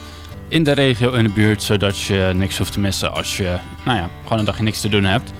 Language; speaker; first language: Dutch; native; Dutch